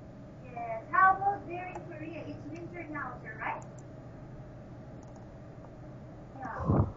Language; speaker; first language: English; non-native, local second language; Filipino